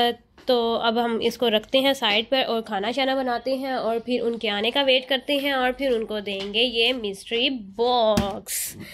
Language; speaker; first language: Urdu; native; Urdu